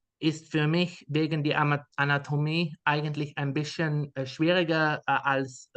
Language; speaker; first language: German; non-native, learner; Dutch